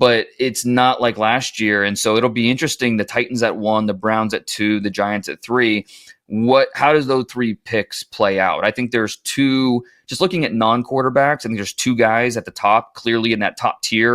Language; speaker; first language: English; native; English